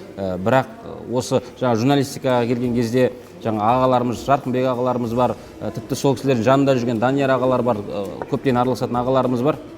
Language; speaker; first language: Kazakh; early bilingual, heritage; Kazakh